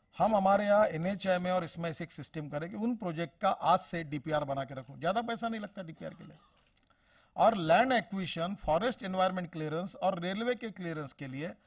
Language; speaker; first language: Hindi; non-native, local second language; Marathi